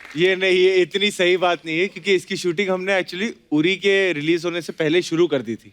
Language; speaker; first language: Hindi; native; Hindi